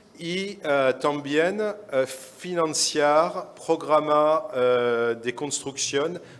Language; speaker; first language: Spanish; non-native, fluent; French